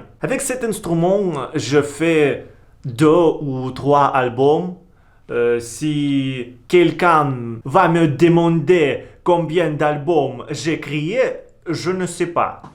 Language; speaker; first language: French; non-native, learner; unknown